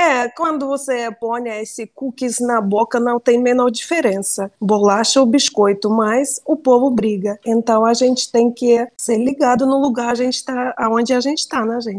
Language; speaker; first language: Portuguese; non-native, fluent; Russian